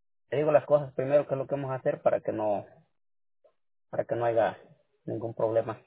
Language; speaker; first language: Spanish; native; Spanish